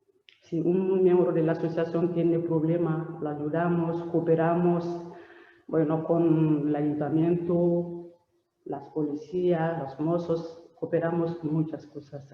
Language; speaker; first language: Spanish; non-native, learner; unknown